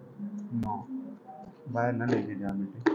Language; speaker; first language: Turkish; non-native, learner; Urdu